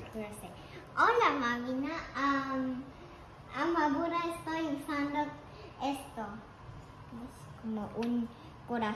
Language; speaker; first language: Spanish; early bilingual, heritage; Spanish